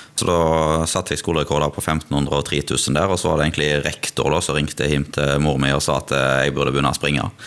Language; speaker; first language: Norwegian; native; Norwegian